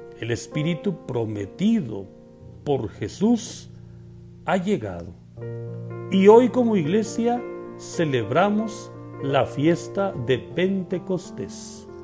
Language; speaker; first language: Spanish; native; Spanish